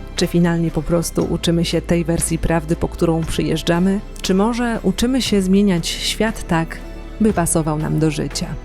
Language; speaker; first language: Polish; native; Polish